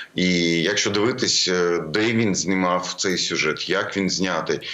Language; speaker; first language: Ukrainian; native; Ukrainian